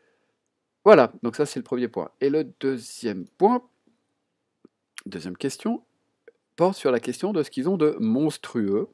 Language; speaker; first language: French; native; French